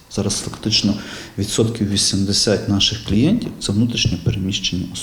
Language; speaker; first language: Ukrainian; native; Ukrainian